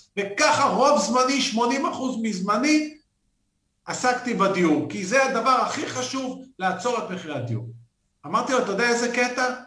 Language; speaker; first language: Hebrew; native; Hebrew